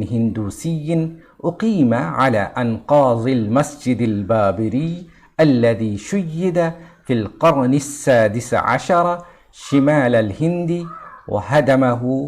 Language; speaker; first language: Arabic; non-native, fluent; Urdu